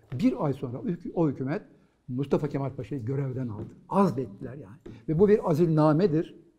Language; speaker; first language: Turkish; native; Turkish